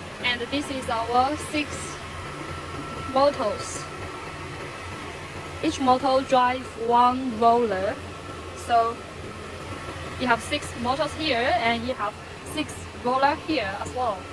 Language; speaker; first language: English; non-native, learner; Chinese